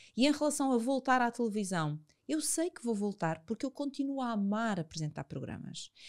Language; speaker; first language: Portuguese; native; Portuguese